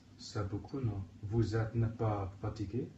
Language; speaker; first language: French; non-native, learner; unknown